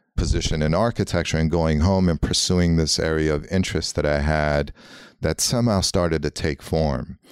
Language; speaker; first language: English; early bilingual, other home language; Armenian